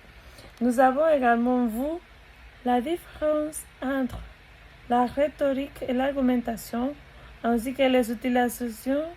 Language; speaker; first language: French; non-native, learner; Spanish